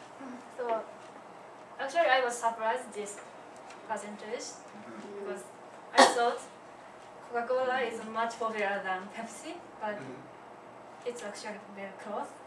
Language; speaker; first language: English; non-native, learner; Japanese